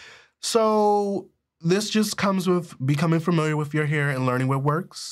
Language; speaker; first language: English; native; English